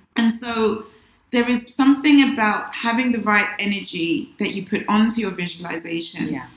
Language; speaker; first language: English; native; English